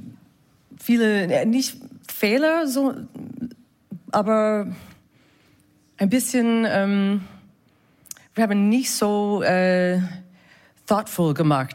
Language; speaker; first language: German; non-native, fluent; English